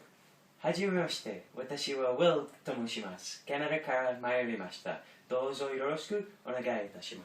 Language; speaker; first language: Japanese; non-native, learner; English